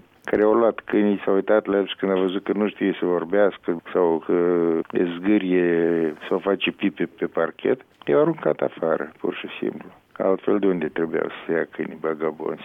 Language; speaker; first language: Romanian; native; Romanian